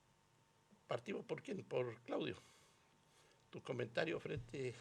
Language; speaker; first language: Spanish; native; Spanish